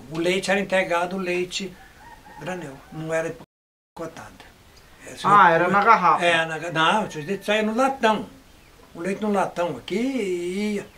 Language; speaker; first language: Portuguese; native; Portuguese